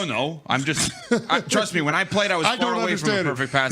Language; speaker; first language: English; native; English